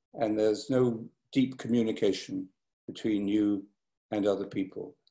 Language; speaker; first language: English; native; English